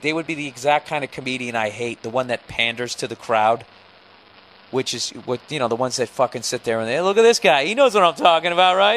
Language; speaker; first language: English; native; English